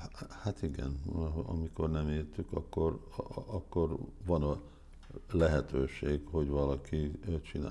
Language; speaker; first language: Hungarian; early bilingual, heritage; Hungarian